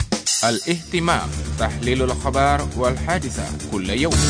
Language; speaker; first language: Arabic; non-native, fluent; Indonesian